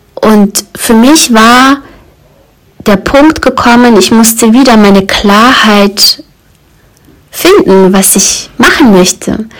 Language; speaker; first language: German; early bilingual, other home language; Russian